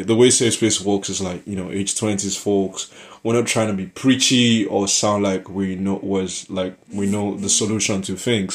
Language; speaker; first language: English; non-native, local second language; Yoruba